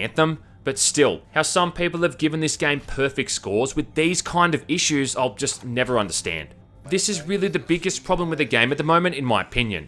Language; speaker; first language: English; native; English